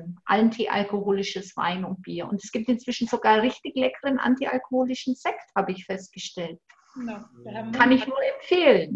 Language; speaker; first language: German; native; German